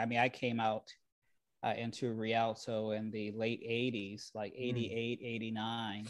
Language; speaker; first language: English; native; English